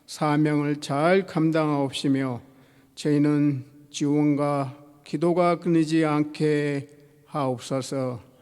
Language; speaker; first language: Korean; native; Korean